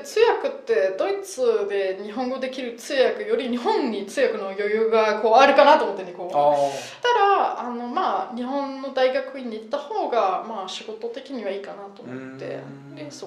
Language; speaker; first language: Japanese; non-native, fluent; German